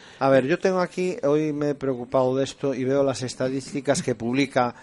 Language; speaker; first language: Spanish; native; Spanish